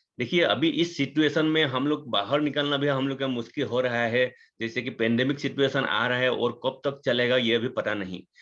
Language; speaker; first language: Hindi; non-native, local second language; Assamese